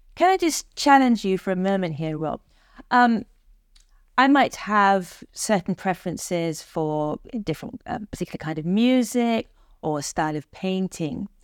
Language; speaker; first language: English; native; English